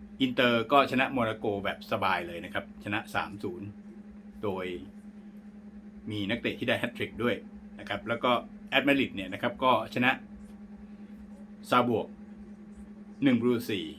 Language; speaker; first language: Thai; native; Thai